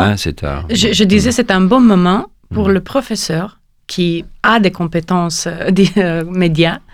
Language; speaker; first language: French; non-native, fluent; Romanian